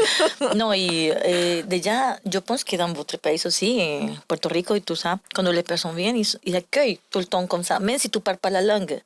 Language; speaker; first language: French; non-native, learner; Spanish